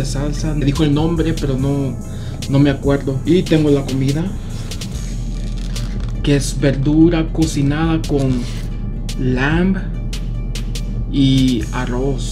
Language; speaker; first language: Spanish; early bilingual, other home language; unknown